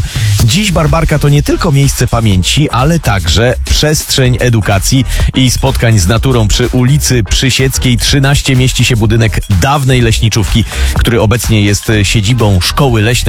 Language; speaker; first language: Polish; native; Polish